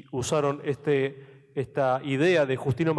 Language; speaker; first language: Spanish; native; Spanish